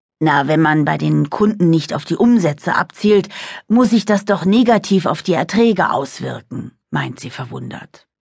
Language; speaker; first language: German; native; German